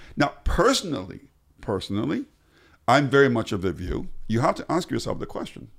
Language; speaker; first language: English; early bilingual, other home language; Chinese